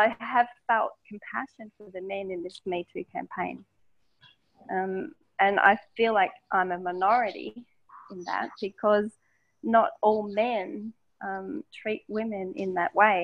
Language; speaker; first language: English; native; English